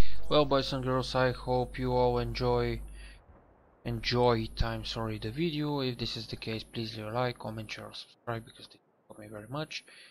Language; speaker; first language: English; non-native, fluent; Bulgarian